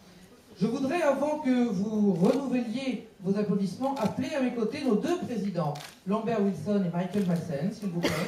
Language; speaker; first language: French; native; French